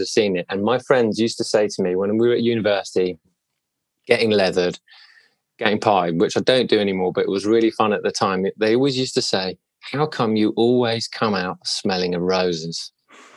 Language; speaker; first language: English; native; English